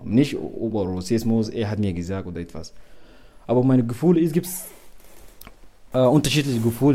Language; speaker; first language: German; non-native, learner; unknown